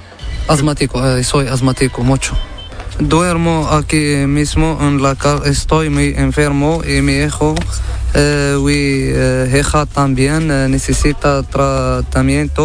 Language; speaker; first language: Spanish; non-native, learner; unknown